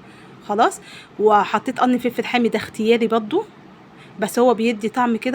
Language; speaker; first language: Arabic; native; Arabic